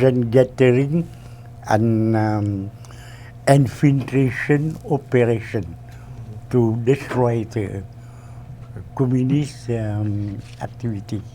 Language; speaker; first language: English; non-native, learner; Vietnamese